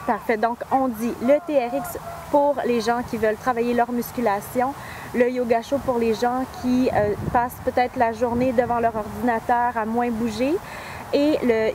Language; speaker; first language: French; native; French